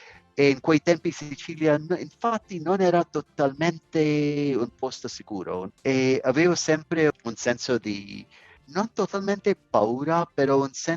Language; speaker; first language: Italian; non-native, learner; English